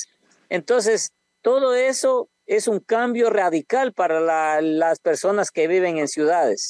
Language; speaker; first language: Spanish; native; Spanish